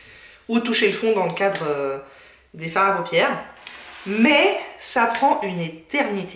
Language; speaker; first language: French; native; French